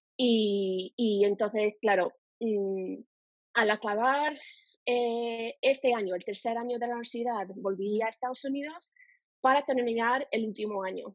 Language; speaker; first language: Spanish; non-native, fluent; English